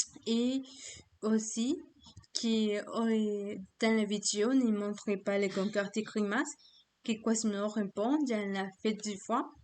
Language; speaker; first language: French; non-native, learner; Spanish